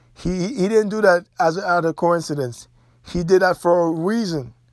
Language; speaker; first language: English; non-native, fluent; Haitian Creole